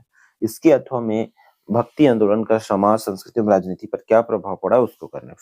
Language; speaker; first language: Hindi; native; Hindi